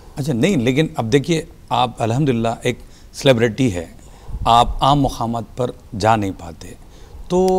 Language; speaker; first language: Hindi; native; Hindi